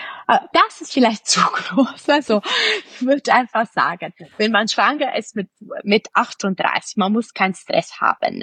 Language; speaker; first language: German; non-native, fluent; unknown